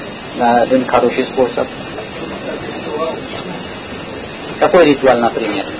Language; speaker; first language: Russian; non-native, learner; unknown